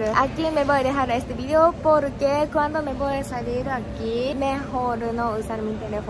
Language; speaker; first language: Spanish; non-native, learner; Japanese